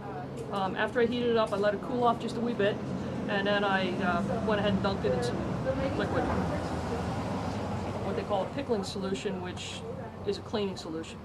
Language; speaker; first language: English; native; English